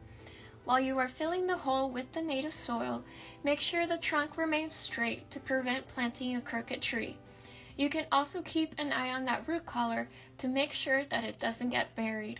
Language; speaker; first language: English; native; English